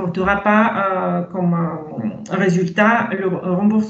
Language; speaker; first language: French; non-native, fluent; Bulgarian